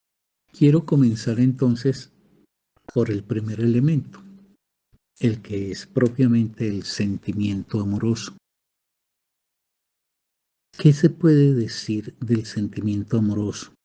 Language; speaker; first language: Spanish; native; Spanish